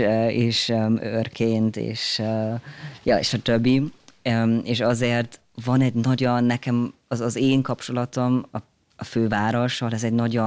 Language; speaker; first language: Hungarian; non-native, fluent; German